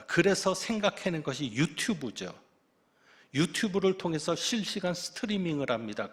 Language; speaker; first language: Korean; native; Korean